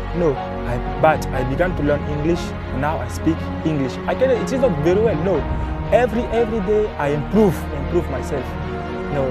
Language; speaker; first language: English; non-native, learner; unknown